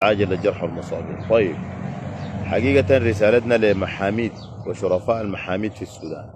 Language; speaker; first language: Arabic; native; Arabic